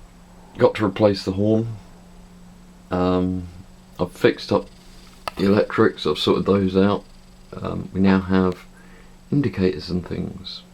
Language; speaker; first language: English; native; English